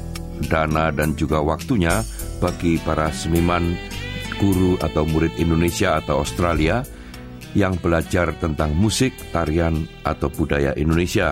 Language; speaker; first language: Indonesian; native; Indonesian